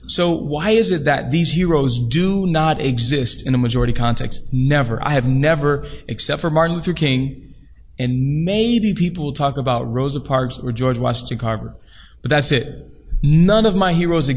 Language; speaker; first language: English; native; English